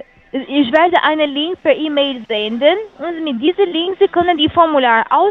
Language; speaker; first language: German; non-native, learner; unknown